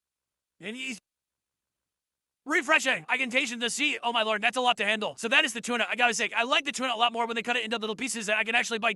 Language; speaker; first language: English; native; English